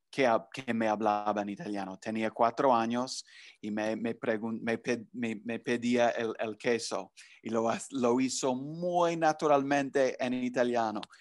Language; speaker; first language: Spanish; non-native, fluent; English